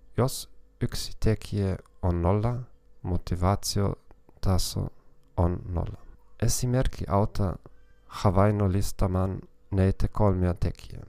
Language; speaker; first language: Finnish; non-native, learner; German